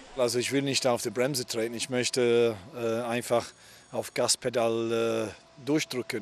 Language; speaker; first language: German; non-native, fluent; English